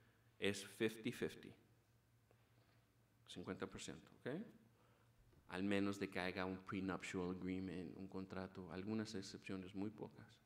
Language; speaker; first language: Spanish; early bilingual, heritage; Spanish